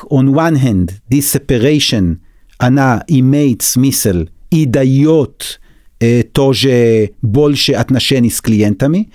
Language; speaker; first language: Russian; non-native, learner; Hebrew